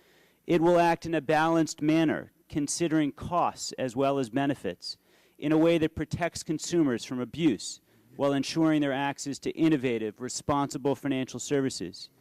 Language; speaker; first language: English; native; English